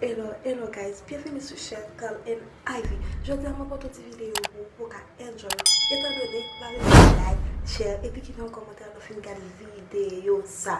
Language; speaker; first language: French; non-native, learner; Haitian Creole